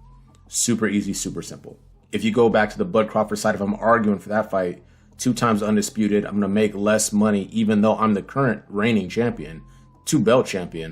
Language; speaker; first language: English; native; English